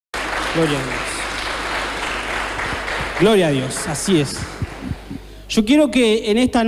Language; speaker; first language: Spanish; native; Spanish